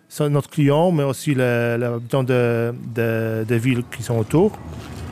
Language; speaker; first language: French; non-native, learner; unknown